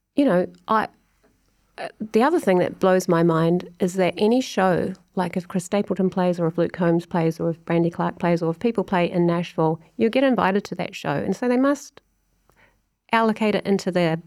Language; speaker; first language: English; native; English